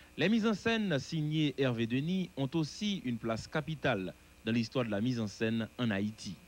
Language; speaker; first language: French; non-native, local second language; Haitian Creole